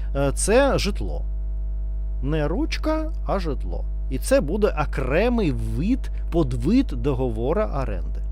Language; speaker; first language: Ukrainian; non-native, learner; Russian